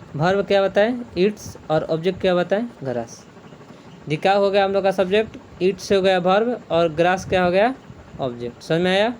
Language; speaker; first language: Hindi; native; Hindi